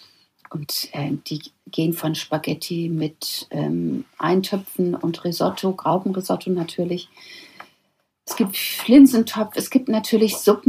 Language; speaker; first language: German; native; German